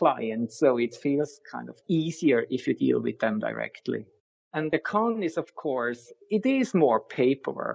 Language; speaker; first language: English; non-native, fluent; Swiss German